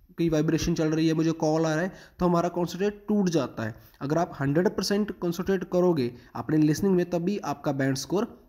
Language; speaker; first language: Hindi; non-native, local second language; Punjabi